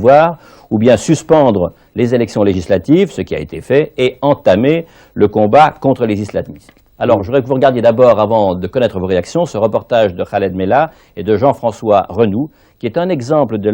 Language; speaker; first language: French; native; French